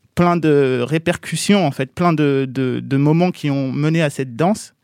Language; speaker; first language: French; native; French